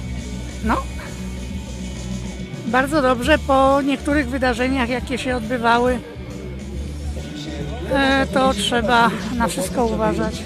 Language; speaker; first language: Polish; native; Polish